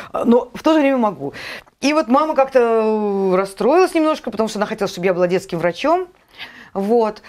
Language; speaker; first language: Russian; native; Russian